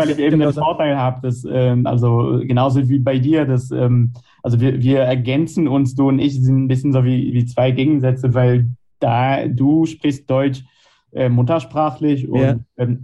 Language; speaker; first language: German; non-native, fluent; Hebrew